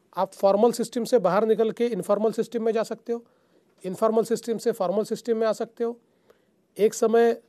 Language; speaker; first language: Hindi; non-native, local second language; Marathi